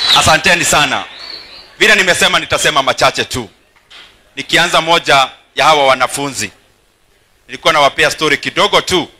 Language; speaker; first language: Swahili; non-native, local second language; Kikuyu